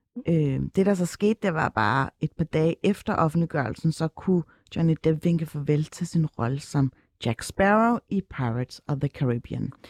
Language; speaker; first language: Danish; early bilingual, other home language; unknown